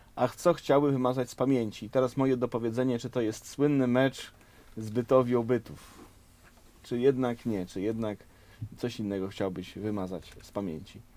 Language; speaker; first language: Polish; native; Polish